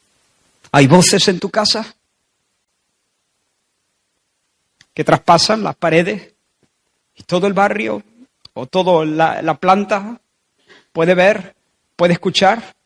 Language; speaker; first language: Spanish; native; Spanish